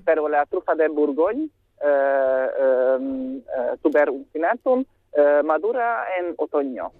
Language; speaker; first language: Spanish; non-native, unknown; Hungarian